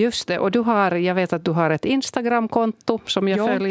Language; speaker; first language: Swedish; native; Swedish